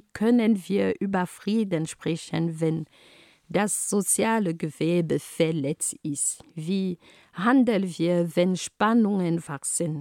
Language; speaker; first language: German; non-native, fluent; Ghomala